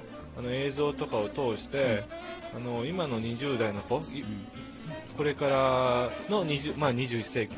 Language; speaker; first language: Japanese; native; Japanese